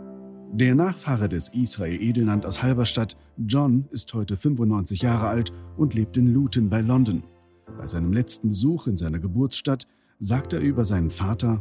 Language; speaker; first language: German; native; German